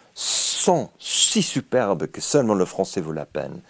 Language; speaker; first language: French; native; French